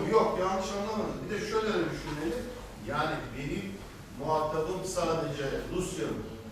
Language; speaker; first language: Turkish; native; Turkish